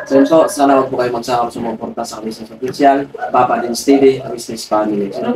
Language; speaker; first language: Filipino; non-native, local second language; Hiligaynon